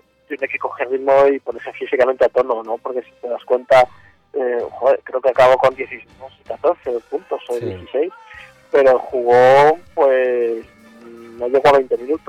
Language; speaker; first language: Spanish; native; Spanish